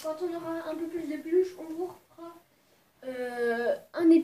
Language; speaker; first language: French; native; French